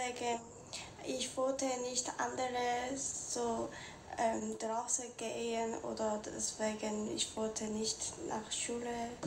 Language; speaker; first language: German; non-native, learner; Korean